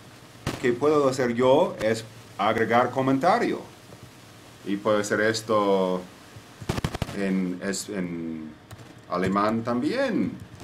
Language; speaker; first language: Spanish; non-native, fluent; English